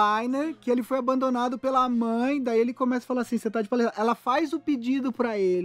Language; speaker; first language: Portuguese; native; Portuguese